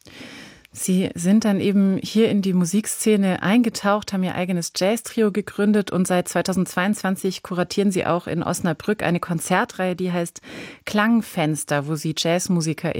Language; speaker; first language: German; native; German